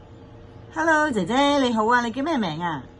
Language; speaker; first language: Cantonese; native; Cantonese